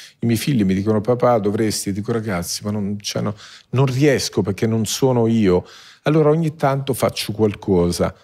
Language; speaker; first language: Italian; native; Italian